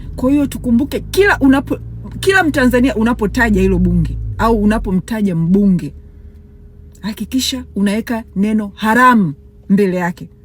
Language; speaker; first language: Swahili; native; Swahili